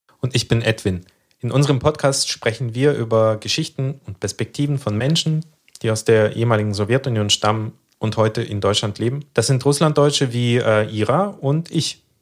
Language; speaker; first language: German; early bilingual, other home language; Russian